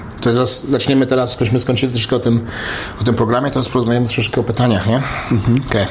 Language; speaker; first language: Polish; early bilingual, heritage; Polish